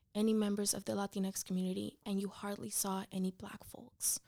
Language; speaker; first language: English; early bilingual, other home language; Spanish